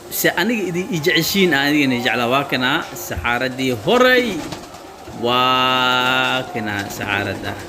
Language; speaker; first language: Somali; native; Somali